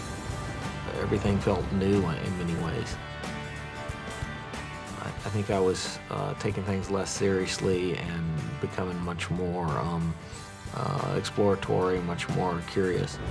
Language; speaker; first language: English; native; English